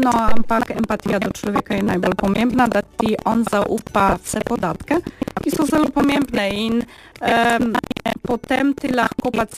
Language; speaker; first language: Slovenian; non-native, fluent; Polish